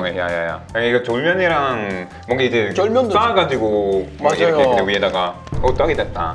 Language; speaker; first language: Korean; non-native, fluent; English